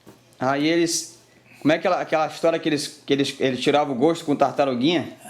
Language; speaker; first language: Portuguese; native; Portuguese